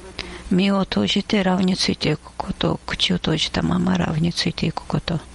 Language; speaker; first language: Japanese; non-native, fluent; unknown